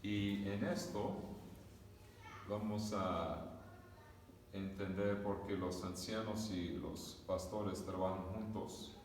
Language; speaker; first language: Spanish; early bilingual, other home language; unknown